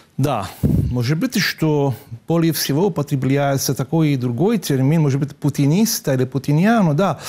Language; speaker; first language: Russian; non-native, fluent; Italian